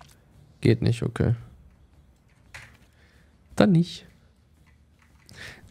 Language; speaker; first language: German; native; German